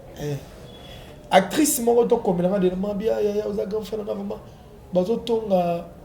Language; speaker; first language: Lingala; native; Lingala